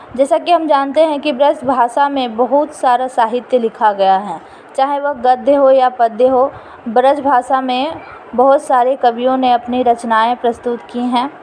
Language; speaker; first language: Hindi; native; Hindi